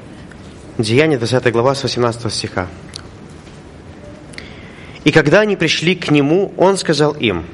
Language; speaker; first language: Russian; native; Russian